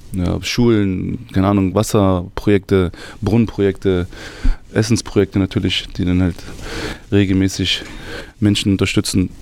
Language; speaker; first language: German; early bilingual, other home language; Arabic